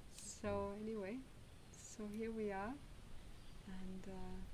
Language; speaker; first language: English; non-native, fluent; German